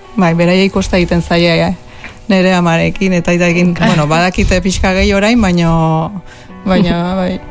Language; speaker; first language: Basque; non-native, local second language; Spanish